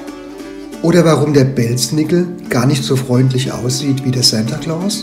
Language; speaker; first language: German; native; German